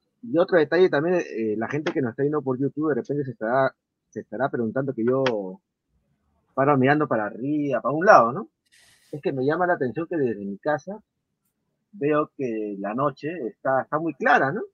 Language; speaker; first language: Spanish; native; Spanish